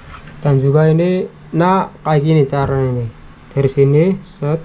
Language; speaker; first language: Indonesian; non-native, local second language; Javanese